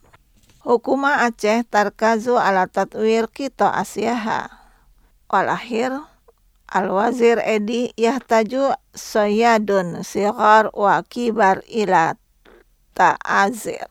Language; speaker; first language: Arabic; non-native, fluent; Indonesian